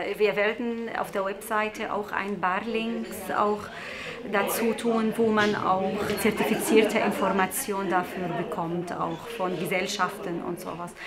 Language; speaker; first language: German; non-native, fluent; Arabic